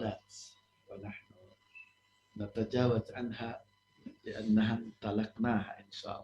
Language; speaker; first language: Arabic; non-native, fluent; Indonesian